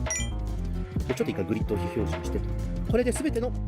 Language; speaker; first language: Japanese; native; Japanese